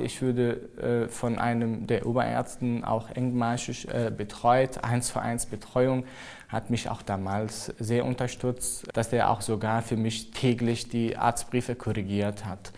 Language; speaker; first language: German; non-native, fluent; Arabic